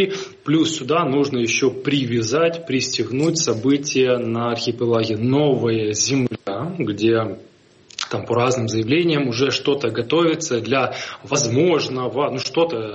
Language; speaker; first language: Russian; native; Russian